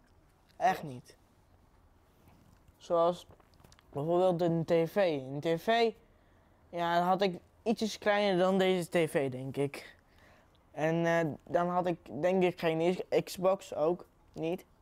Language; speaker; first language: Dutch; early bilingual, other home language; Arabic